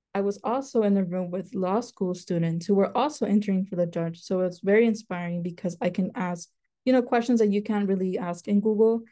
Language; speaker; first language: English; native; English